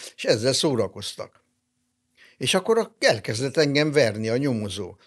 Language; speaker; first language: Hungarian; non-native, local second language; German